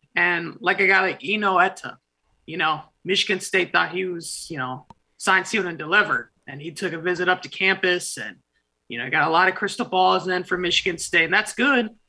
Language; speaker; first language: English; native; English